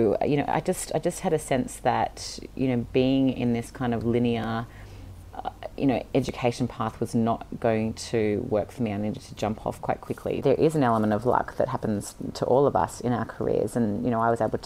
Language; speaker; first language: English; native; English